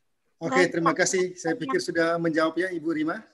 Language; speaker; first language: Indonesian; native; Indonesian